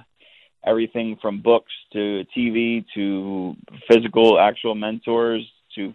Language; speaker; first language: English; native; English